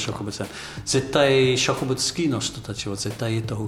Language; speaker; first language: Japanese; non-native, learner; English